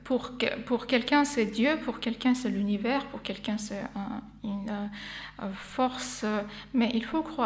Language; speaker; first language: French; non-native, fluent; Armenian